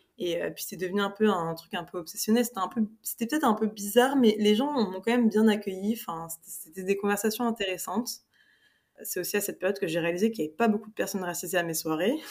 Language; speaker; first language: French; native; French